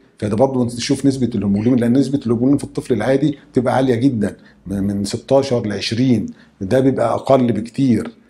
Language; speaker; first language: Arabic; native; Arabic